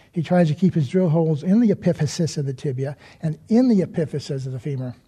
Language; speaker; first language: English; native; English